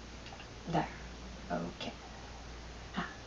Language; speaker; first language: English; native; English